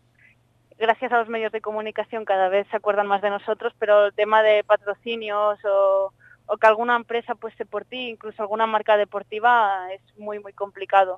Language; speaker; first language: Spanish; native; Spanish